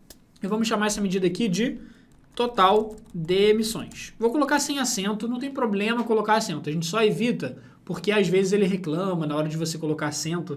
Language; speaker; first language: Portuguese; native; Portuguese